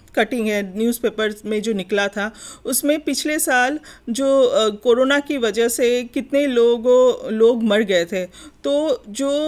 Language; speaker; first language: Hindi; non-native, local second language; Bangla